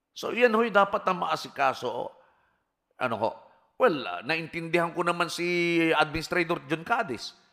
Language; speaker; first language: Filipino; native; Filipino